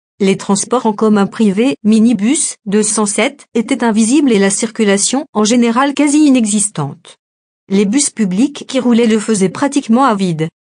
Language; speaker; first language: French; non-native, local second language; Lingala